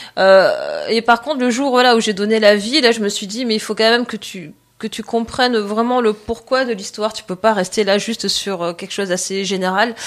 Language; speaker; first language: French; native; French